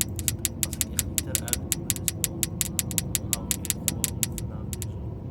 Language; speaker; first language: Dutch; non-native, local second language; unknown